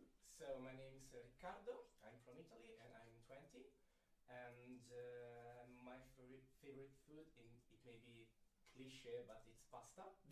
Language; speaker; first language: English; non-native, fluent; Italian